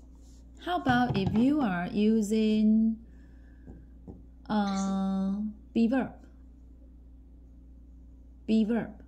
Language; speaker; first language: English; non-native, fluent; Chinese